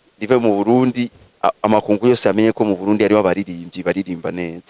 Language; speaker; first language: Rundi; non-native, local second language; Swahili